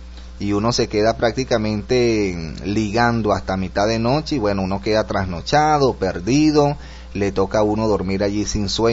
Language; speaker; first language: Spanish; native; Spanish